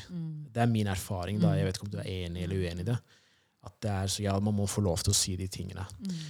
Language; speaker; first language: Norwegian; early bilingual, other home language; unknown